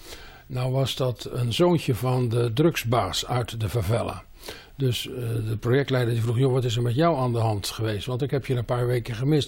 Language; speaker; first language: Dutch; native; Dutch